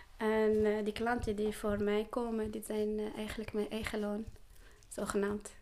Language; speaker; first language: Dutch; non-native, learner; Arabic